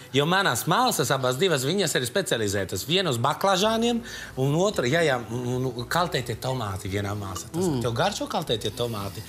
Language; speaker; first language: Latvian; non-native, fluent; Italian